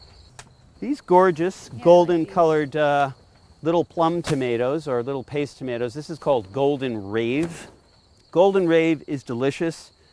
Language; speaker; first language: English; native; English